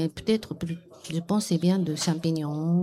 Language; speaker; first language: French; non-native, learner; Japanese